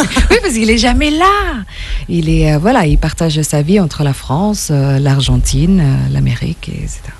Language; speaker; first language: French; non-native, fluent; Indonesian